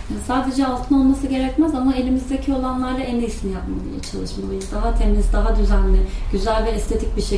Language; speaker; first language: Turkish; native; Turkish